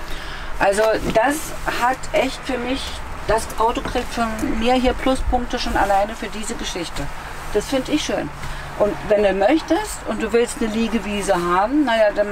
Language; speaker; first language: German; native; German